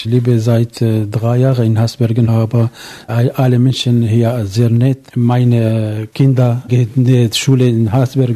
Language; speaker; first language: German; non-native, learner; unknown